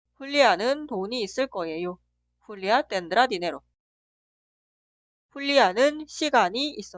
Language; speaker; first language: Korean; non-native, fluent; Spanish